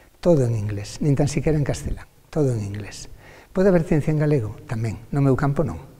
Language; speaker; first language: Galician; native; Galician